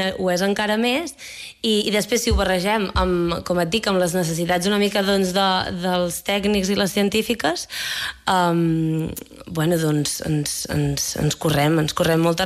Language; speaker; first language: Catalan; native; Catalan